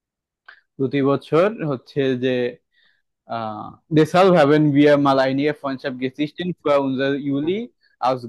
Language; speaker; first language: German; non-native, fluent; Bangla